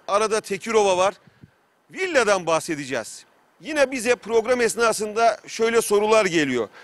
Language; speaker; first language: Turkish; native; Turkish